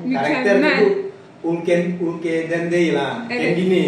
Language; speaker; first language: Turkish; non-native, learner; Indonesian